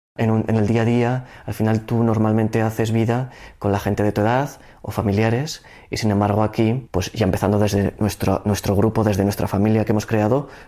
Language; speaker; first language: Spanish; native; Spanish